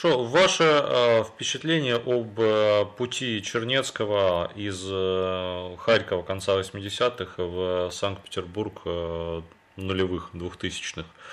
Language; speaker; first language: Russian; native; Russian